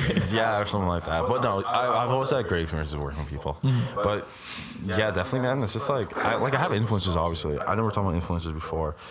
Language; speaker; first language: English; native; English